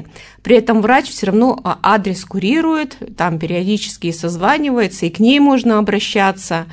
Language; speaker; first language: Russian; native; Russian